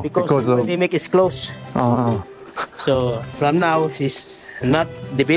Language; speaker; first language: English; non-native, local second language; Cebuano